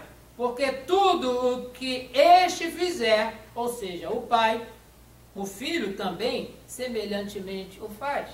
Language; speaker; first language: Portuguese; native; Portuguese